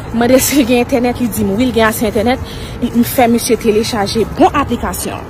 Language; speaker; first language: Haitian Creole; native; Haitian Creole